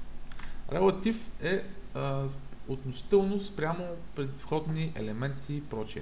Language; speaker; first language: Bulgarian; native; Bulgarian